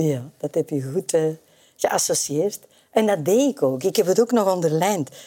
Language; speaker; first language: Dutch; native; Dutch